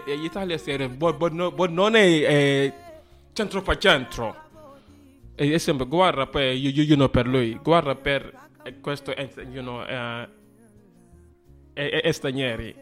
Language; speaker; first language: Italian; non-native, learner; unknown